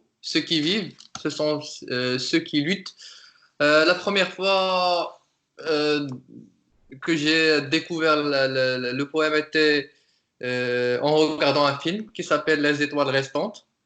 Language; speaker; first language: French; non-native, local second language; Arabic